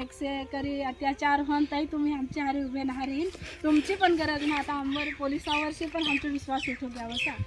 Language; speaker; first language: Marathi; non-native, local second language; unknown